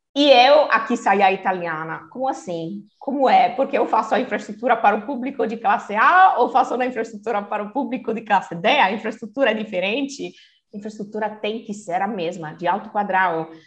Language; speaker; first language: Portuguese; non-native, fluent; Italian